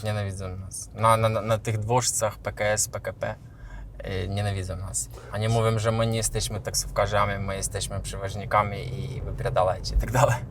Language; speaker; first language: Polish; non-native, learner; Ukrainian